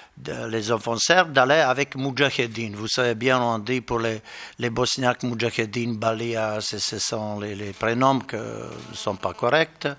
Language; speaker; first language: French; non-native, learner; Bosnian